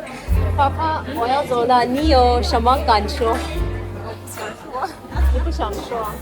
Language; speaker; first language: Chinese; non-native, fluent; Urdu